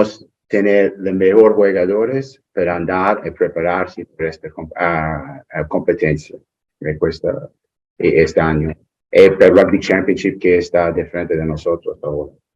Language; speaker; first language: Spanish; non-native, learner; English